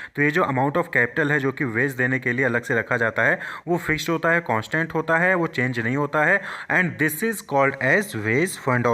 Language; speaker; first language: Hindi; native; Hindi